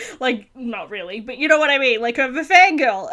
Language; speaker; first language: English; native; English